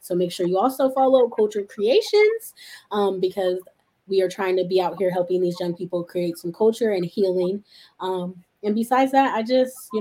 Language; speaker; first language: English; native; English